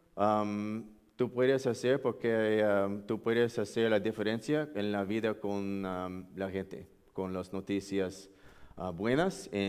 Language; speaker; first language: Spanish; non-native, learner; English